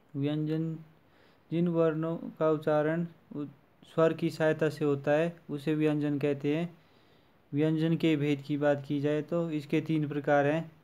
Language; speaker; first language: Hindi; native; Hindi